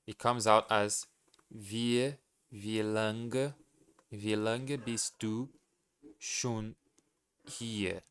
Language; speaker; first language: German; non-native, learner; Portuguese